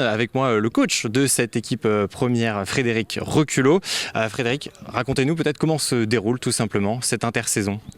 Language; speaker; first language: French; native; French